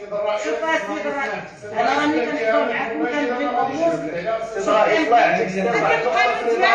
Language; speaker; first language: Arabic; native; Arabic